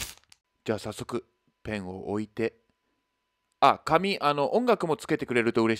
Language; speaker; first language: Japanese; native; Japanese